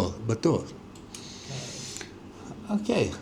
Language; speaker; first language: Indonesian; non-native, fluent; English